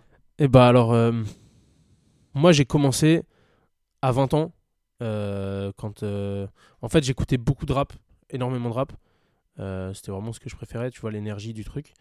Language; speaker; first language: French; native; French